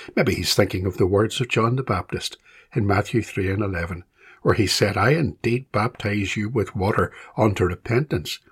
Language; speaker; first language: English; native; English